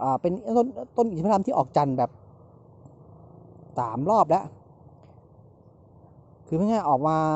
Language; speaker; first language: Thai; native; Thai